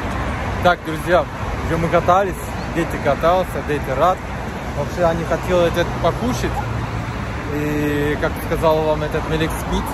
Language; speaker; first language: Russian; non-native, learner; Turkish